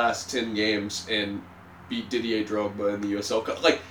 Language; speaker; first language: English; native; English